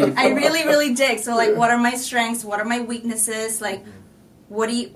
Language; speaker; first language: English; non-native, local second language; Filipino